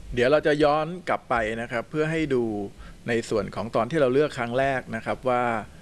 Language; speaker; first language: Thai; native; Thai